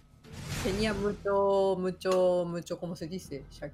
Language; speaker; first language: Spanish; non-native, fluent; Japanese